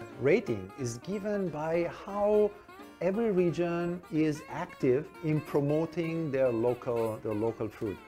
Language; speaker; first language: English; non-native, fluent; Italian